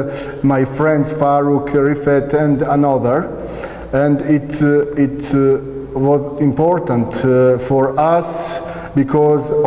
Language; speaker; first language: English; non-native, learner; Bosnian